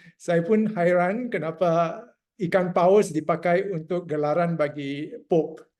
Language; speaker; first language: Malay; non-native, local second language; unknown